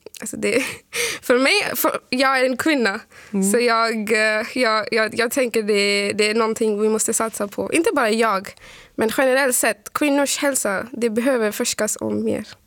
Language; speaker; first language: Swedish; non-native, fluent; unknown